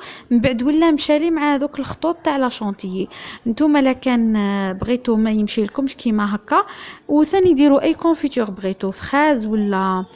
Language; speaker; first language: Arabic; native; Arabic